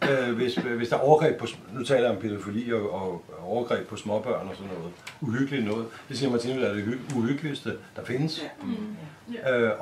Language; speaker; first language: Danish; native; Danish